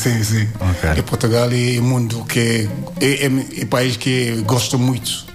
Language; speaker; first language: Portuguese; non-native, learner; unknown